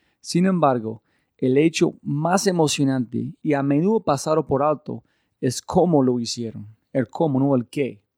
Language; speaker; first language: Spanish; non-native, fluent; English